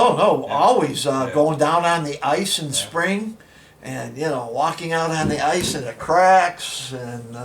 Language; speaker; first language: English; native; English